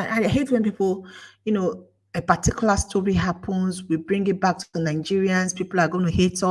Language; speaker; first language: English; non-native, local second language; Igbo